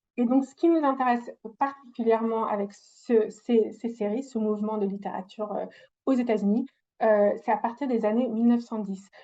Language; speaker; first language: French; non-native, fluent; English